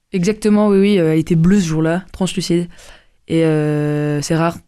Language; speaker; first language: French; native; French